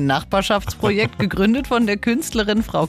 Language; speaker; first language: German; native; German